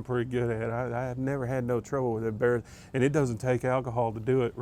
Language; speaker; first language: English; native; English